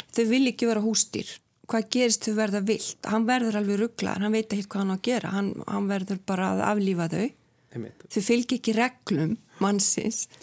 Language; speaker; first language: Icelandic; native; Icelandic